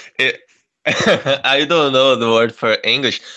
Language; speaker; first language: English; non-native, learner; Portuguese